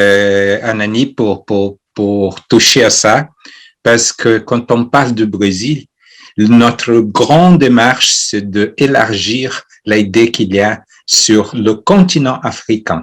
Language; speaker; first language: French; non-native, fluent; Portuguese